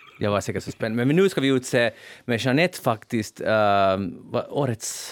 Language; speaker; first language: Swedish; native; Swedish